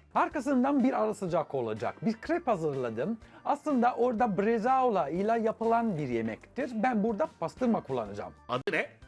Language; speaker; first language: Turkish; non-native, fluent; Italian